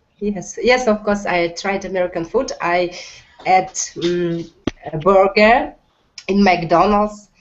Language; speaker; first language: English; non-native, learner; Russian